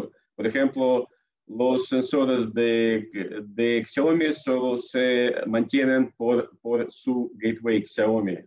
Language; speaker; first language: Spanish; non-native, fluent; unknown